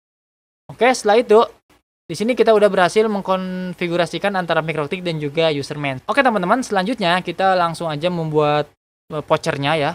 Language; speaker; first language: Indonesian; native; Indonesian